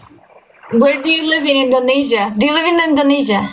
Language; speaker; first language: English; non-native, fluent; Turkish